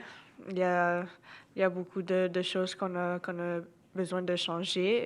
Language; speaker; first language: French; non-native, local second language; English